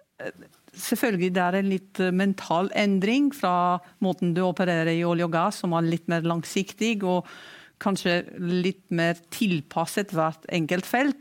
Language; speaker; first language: Norwegian; non-native, fluent; Romanian